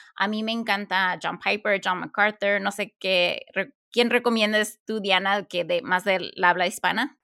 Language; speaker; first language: Spanish; early bilingual, heritage; Spanish